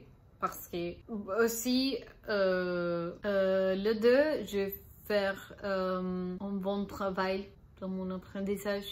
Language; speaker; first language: French; non-native, learner; Spanish